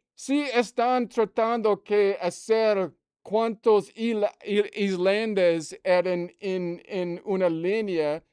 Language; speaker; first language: Spanish; non-native, learner; English